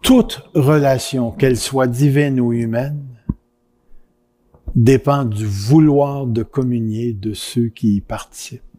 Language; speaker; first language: French; native; French